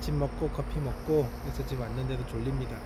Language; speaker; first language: Korean; native; Korean